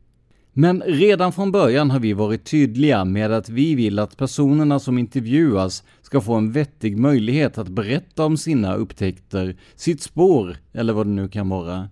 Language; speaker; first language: Swedish; native; Swedish